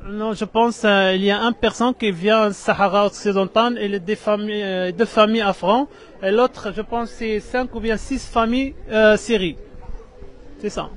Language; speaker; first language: French; non-native, learner; Arabic